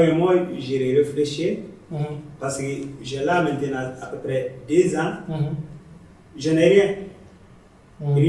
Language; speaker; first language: French; non-native, learner; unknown